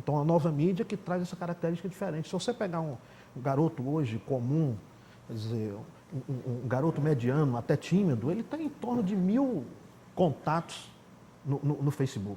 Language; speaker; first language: Portuguese; native; Portuguese